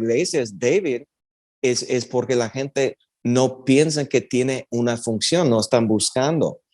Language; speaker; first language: Spanish; early bilingual, heritage; Spanish